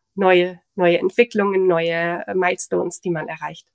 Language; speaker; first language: German; native; German